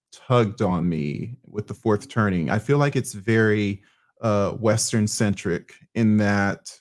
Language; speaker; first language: English; native; English